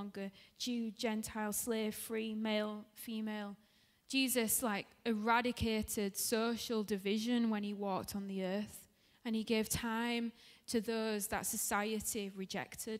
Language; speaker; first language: English; native; English